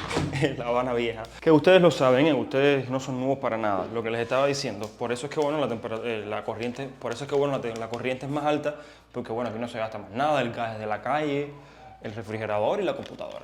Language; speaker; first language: Spanish; native; Spanish